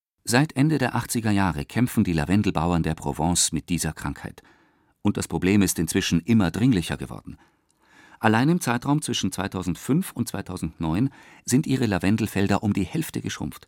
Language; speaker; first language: German; native; German